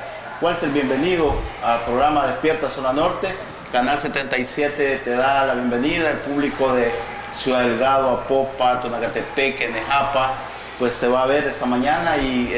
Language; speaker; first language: Spanish; native; Spanish